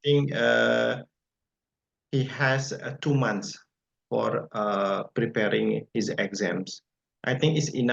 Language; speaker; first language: English; non-native, fluent; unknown